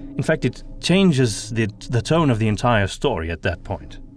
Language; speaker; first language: English; non-native, fluent; Dutch